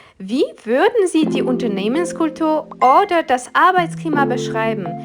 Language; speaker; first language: German; non-native, fluent; Polish